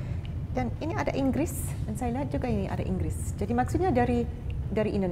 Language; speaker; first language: Indonesian; non-native, fluent; English